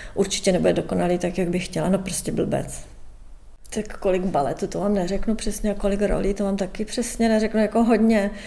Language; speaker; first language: Czech; native; Czech